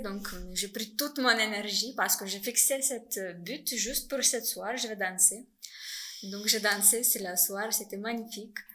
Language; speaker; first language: French; non-native, fluent; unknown